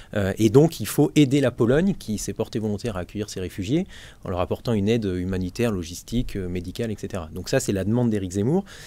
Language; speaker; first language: French; native; French